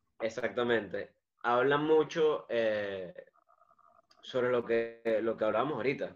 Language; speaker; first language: Spanish; native; Spanish